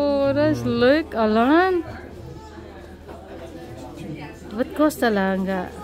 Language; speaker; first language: Dutch; non-native, learner; Filipino